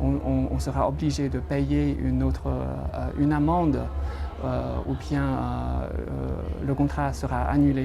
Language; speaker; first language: French; non-native, fluent; Chinese